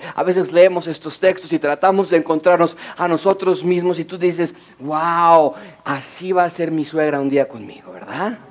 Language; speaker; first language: Spanish; native; Spanish